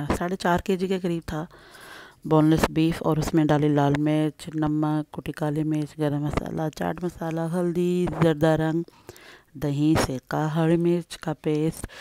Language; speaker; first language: Urdu; native; Urdu